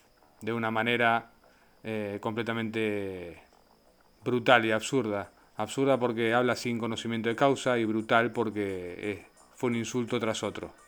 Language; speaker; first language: Spanish; native; Spanish